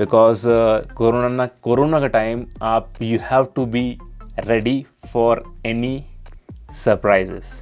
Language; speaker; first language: Hindi; native; Hindi